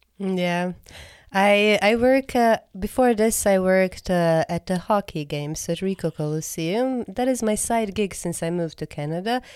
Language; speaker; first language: English; non-native, fluent; Croatian